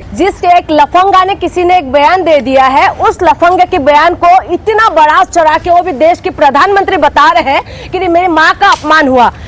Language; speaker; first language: Hindi; non-native, local second language; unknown